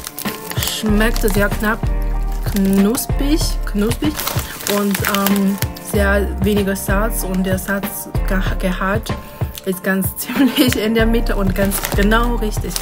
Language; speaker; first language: German; non-native, learner; Chinese